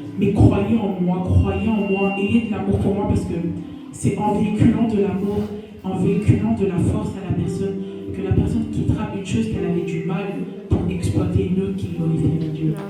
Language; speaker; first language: French; native; French